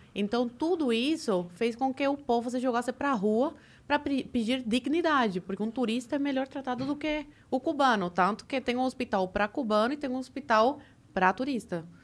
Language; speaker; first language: Portuguese; early bilingual, other home language; Spanish